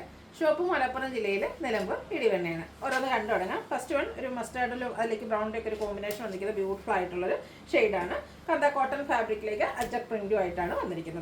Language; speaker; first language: Malayalam; native; Malayalam